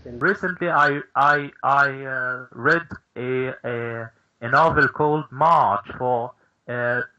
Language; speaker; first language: English; non-native, fluent; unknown